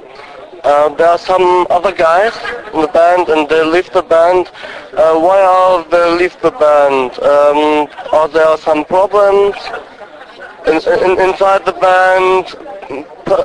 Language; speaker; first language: English; non-native, learner; German